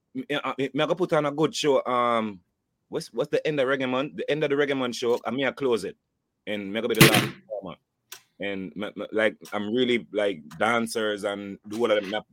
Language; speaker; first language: English; native; English